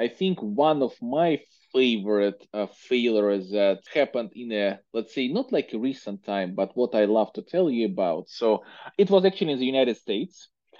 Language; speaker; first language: English; non-native, fluent; Russian